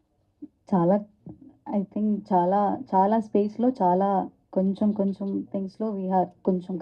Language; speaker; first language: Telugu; non-native, learner; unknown